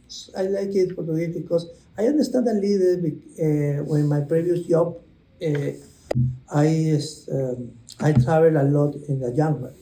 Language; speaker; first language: English; non-native, learner; Spanish